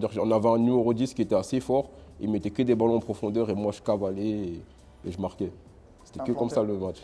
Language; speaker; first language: French; native; French